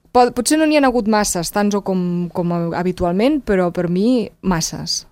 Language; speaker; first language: Catalan; native; Catalan